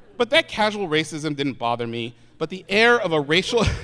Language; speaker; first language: English; native; English